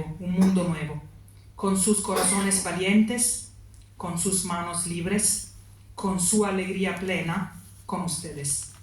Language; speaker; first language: Spanish; non-native, learner; Italian